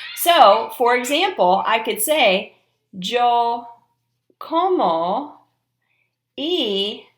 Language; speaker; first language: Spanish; non-native, fluent; English